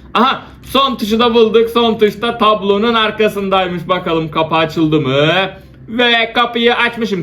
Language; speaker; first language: Turkish; native; Turkish